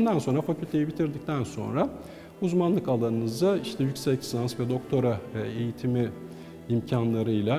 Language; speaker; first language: Turkish; native; Turkish